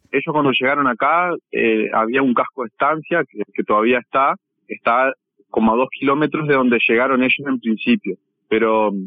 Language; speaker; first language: Spanish; native; Spanish